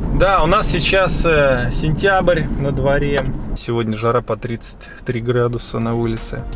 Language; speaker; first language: Russian; native; Russian